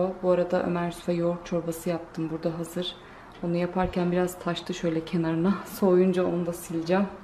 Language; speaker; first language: Turkish; native; Turkish